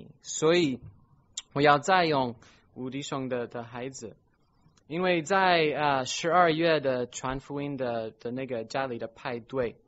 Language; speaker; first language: Chinese; non-native, fluent; English